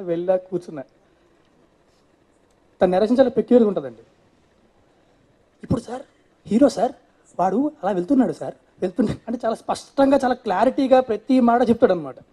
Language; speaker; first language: Telugu; native; Telugu